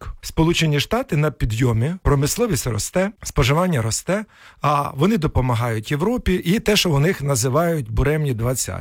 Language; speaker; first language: Ukrainian; native; Ukrainian